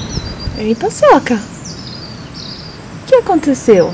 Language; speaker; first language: Portuguese; native; Portuguese